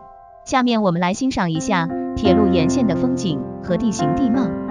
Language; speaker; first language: Chinese; native; Chinese